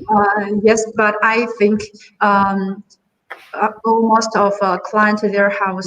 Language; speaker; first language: English; non-native, learner; Chinese